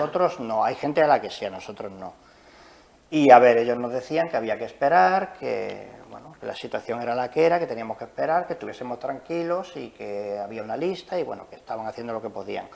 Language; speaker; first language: Spanish; native; Spanish